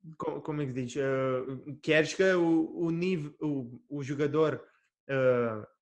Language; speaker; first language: Portuguese; early bilingual, heritage; Portuguese